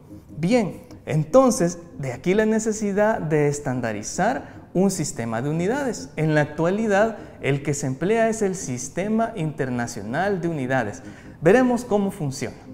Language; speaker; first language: Spanish; native; Spanish